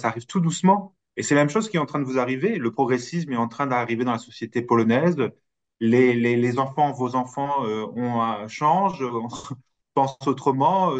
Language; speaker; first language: French; native; French